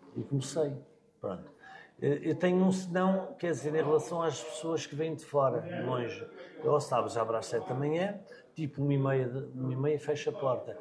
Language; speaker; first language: Portuguese; native; Portuguese